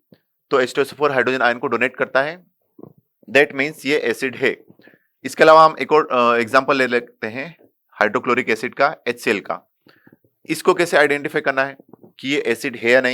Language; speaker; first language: Hindi; native; Hindi